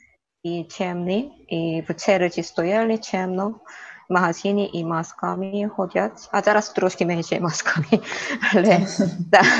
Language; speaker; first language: Ukrainian; non-native, learner; Korean